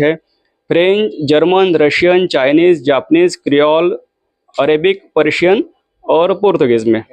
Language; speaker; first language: Hindi; non-native, local second language; Marathi